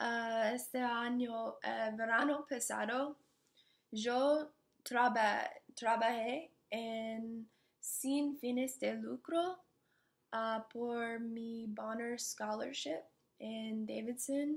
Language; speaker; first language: Spanish; non-native, learner; English